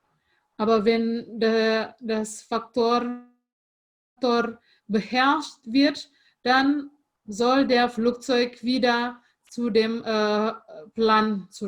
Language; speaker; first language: German; non-native, fluent; Indonesian